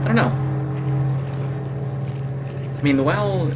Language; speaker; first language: English; native; English